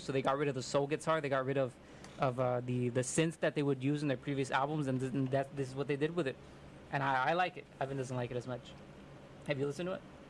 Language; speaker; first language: English; early bilingual, other home language; Spanish